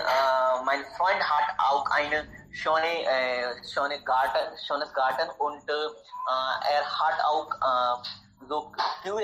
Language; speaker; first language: German; non-native, learner; Hindi